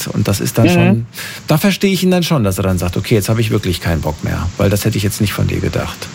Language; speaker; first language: German; native; German